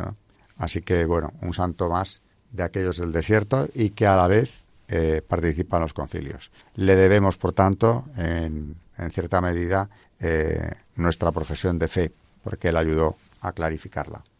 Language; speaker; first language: Spanish; native; Spanish